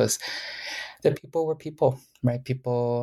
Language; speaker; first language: English; early bilingual, other home language; Spanish